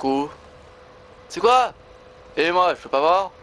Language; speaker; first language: French; native; French